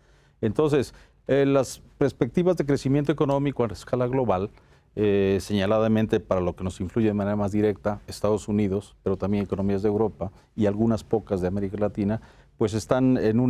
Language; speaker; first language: Spanish; native; Spanish